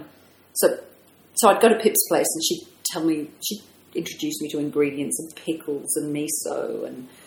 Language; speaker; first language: English; native; English